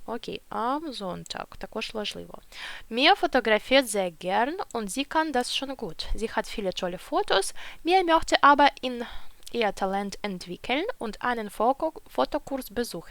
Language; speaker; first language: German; non-native, fluent; Ukrainian